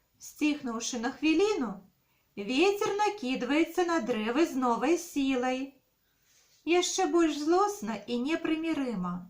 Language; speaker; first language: Belarusian; non-native, local second language; Russian